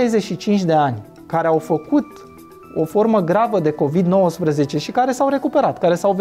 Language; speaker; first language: Romanian; native; Romanian